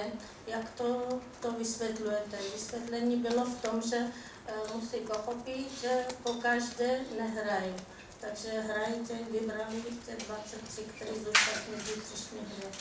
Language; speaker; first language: Czech; non-native, fluent; Armenian